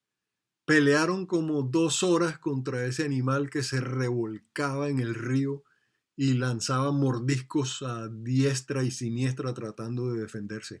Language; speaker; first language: Spanish; native; Spanish